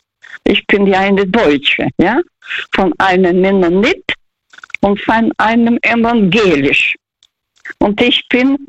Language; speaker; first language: German; early bilingual, heritage; Russian